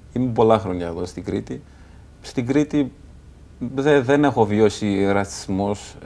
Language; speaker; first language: Greek; non-native, fluent; Arabic